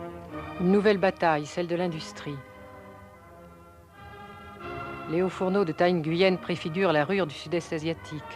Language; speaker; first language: French; native; French